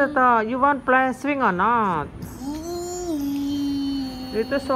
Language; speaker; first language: English; non-native, learner; Javanese